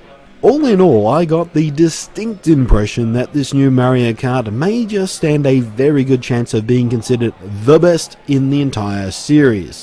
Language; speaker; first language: English; native; English